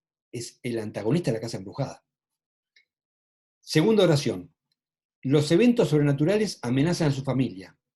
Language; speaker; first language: Spanish; native; Spanish